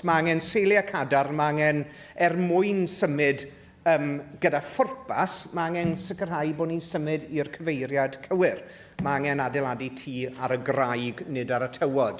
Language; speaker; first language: Welsh; native; Welsh